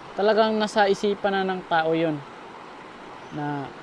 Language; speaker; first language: Filipino; non-native, local second language; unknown